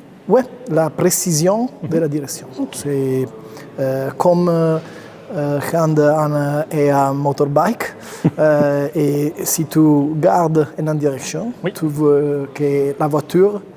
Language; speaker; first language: French; non-native, learner; Italian